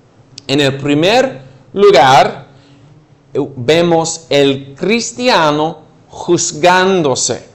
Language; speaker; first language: Spanish; non-native, fluent; English